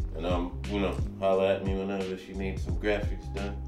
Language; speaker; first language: English; native; English